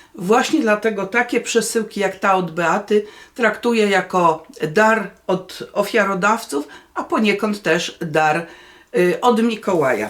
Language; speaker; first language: Polish; native; Polish